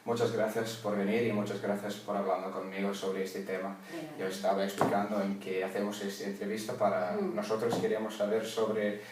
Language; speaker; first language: Spanish; non-native, learner; English